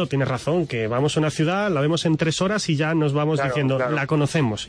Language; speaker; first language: Spanish; native; Spanish